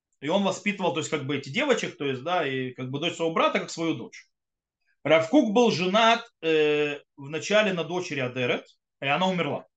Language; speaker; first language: Russian; early bilingual, heritage; Russian